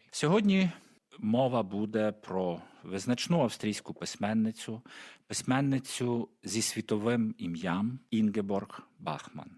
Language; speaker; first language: Ukrainian; native; Ukrainian